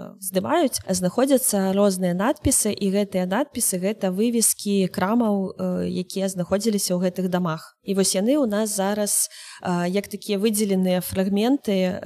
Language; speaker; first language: Belarusian; non-native, local second language; Russian